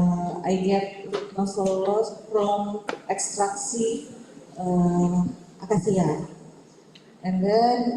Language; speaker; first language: English; non-native, learner; Indonesian